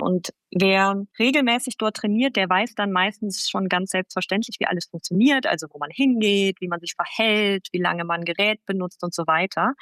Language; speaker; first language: German; native; German